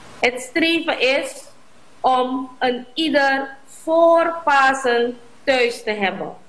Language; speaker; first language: Dutch; native; Dutch